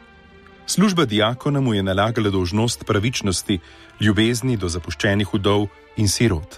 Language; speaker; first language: Slovenian; native; Slovenian